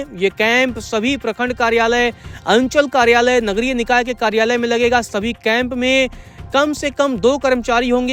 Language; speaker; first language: Hindi; native; Hindi